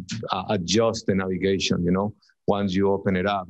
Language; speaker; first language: English; non-native, fluent; Spanish